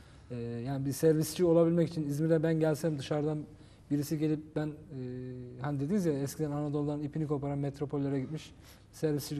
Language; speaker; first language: Turkish; native; Turkish